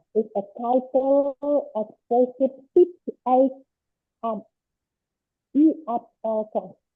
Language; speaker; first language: English; non-native, learner; Indonesian